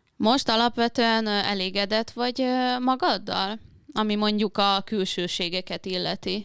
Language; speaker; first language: Hungarian; native; Hungarian